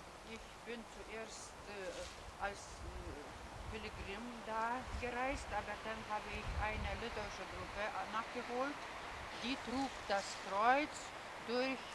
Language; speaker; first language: German; non-native, fluent; Lithuanian